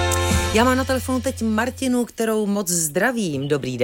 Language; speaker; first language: Czech; native; Czech